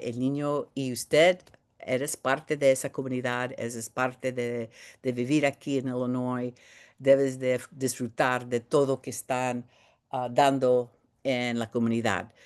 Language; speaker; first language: Spanish; early bilingual, heritage; Spanish